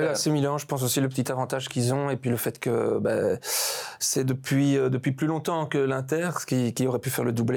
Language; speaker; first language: French; native; French